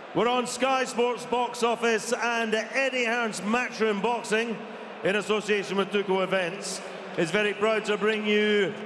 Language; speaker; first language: English; native; English